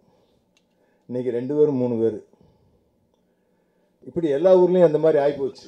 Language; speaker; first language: Tamil; native; Tamil